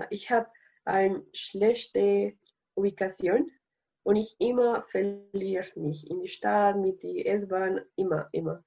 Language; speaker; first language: German; non-native, learner; Spanish